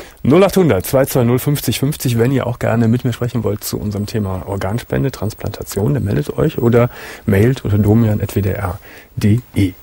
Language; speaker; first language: German; native; German